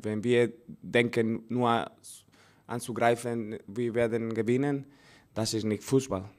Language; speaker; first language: German; non-native, learner; Spanish